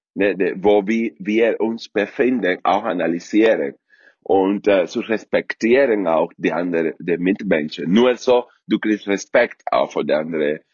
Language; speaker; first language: German; non-native, fluent; Spanish